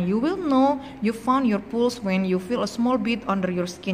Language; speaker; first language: English; non-native, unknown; Indonesian